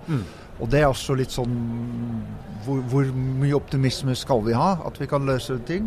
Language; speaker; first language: Norwegian; non-native, fluent; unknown